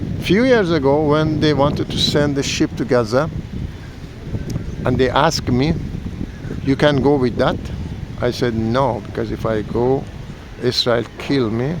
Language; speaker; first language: English; non-native, learner; Persian